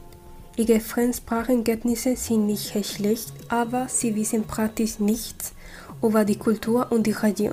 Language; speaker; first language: German; non-native, fluent; Spanish